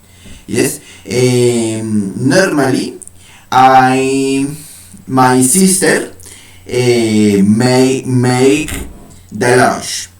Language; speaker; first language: English; non-native, learner; Spanish